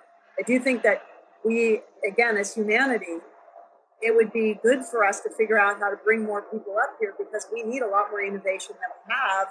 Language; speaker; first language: English; native; English